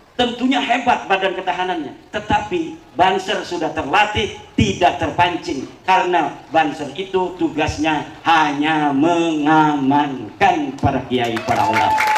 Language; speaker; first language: Indonesian; non-native, local second language; Javanese